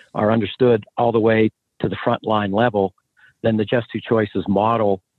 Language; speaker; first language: English; native; English